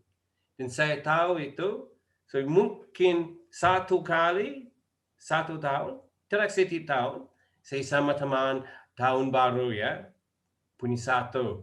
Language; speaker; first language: Indonesian; non-native, learner; English